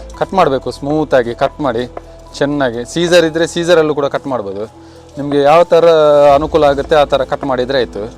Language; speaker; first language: Kannada; non-native, local second language; Tulu